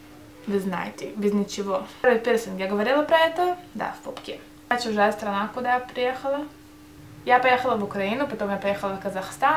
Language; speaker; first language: Russian; early bilingual, heritage; Russian